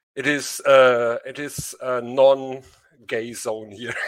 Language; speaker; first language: English; non-native, learner; German